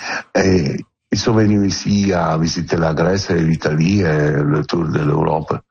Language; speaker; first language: French; non-native, learner; Italian